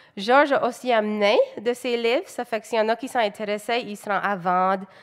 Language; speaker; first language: French; native; French